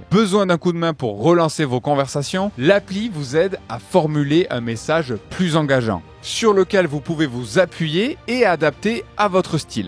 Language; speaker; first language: French; native; French